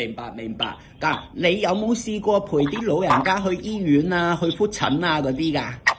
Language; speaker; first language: Cantonese; native; Cantonese